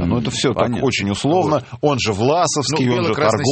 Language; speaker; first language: Russian; native; Russian